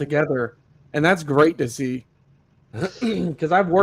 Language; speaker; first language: English; native; English